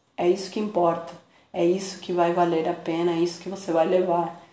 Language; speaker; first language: Portuguese; non-native, fluent; Spanish